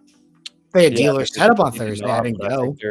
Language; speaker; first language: English; native; English